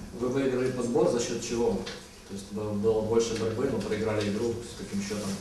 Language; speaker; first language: Russian; native; Russian